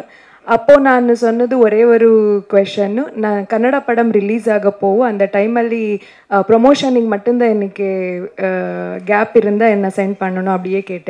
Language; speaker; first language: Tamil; non-native, learner; Kannada